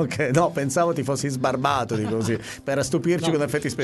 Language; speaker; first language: Italian; native; Italian